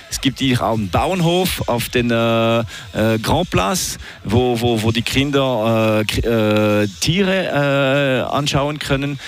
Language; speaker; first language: German; non-native, local second language; French